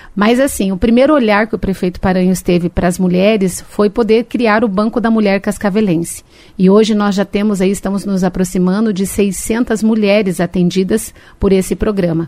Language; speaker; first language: Portuguese; native; Portuguese